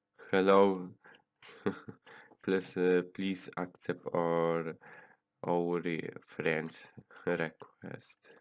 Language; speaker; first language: English; non-native, learner; Polish